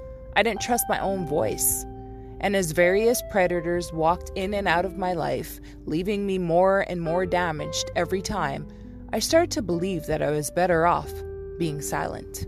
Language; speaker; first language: English; native; English